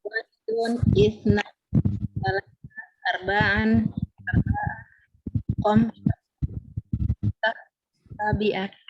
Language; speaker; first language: Arabic; non-native, learner; Indonesian